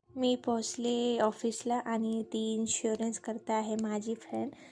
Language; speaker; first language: Marathi; non-native, learner; Hindi